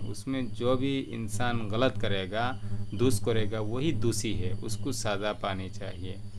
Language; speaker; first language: Hindi; non-native, local second language; Bangla